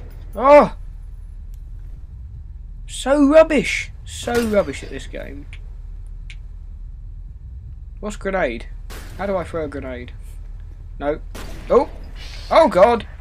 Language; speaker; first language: English; native; English